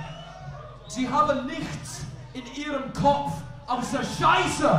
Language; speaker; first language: German; non-native, learner; English